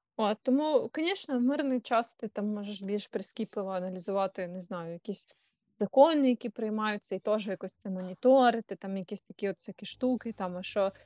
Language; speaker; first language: Ukrainian; non-native, local second language; Russian